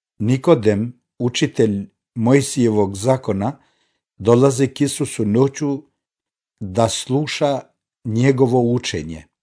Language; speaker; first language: Croatian; non-native, fluent; Albanian